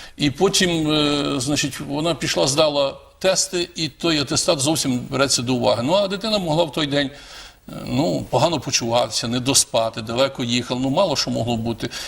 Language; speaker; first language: Ukrainian; native; Ukrainian